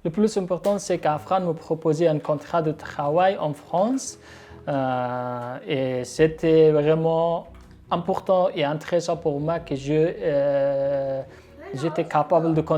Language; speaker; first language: French; non-native, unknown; Persian